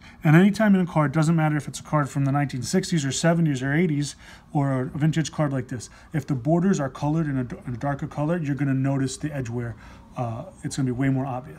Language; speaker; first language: English; native; English